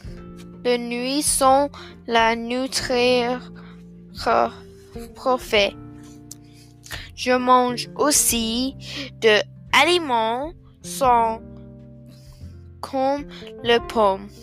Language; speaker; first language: French; non-native, learner; English